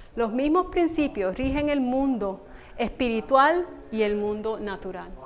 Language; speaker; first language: Spanish; native; Spanish